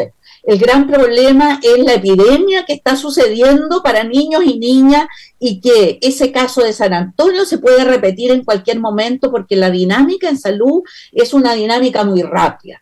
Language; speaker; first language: Spanish; native; Spanish